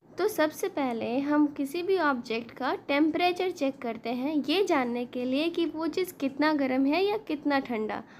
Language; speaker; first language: Hindi; native; Hindi